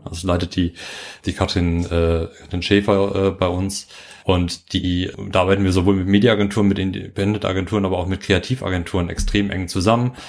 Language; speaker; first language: German; native; German